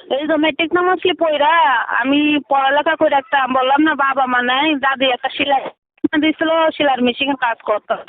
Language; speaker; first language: Bangla; native; Bangla